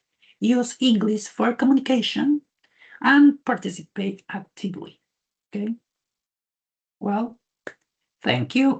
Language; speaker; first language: English; non-native, learner; Spanish